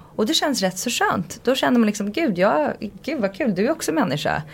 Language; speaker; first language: Swedish; early bilingual, heritage; Swedish